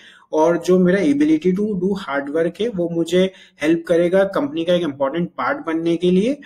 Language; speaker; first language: Hindi; native; Hindi